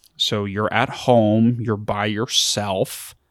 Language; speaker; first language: English; early bilingual, other home language; German